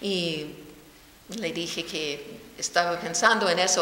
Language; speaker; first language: Spanish; non-native, fluent; English